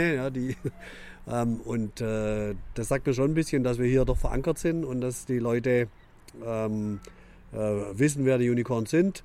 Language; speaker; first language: German; native; German